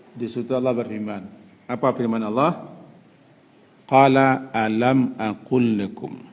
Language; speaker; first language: Malay; non-native, local second language; Minangkabau